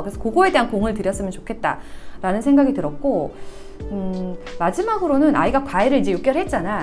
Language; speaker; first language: Korean; native; Korean